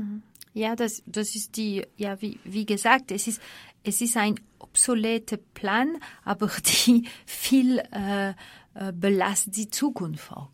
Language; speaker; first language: German; non-native, fluent; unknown